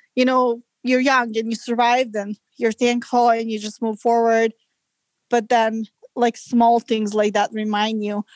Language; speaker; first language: English; non-native, fluent; Serbian